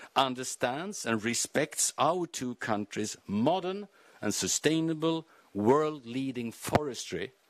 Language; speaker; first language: English; non-native, fluent; Swedish